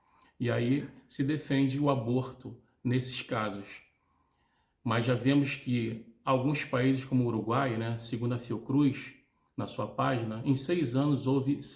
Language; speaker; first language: Portuguese; native; Portuguese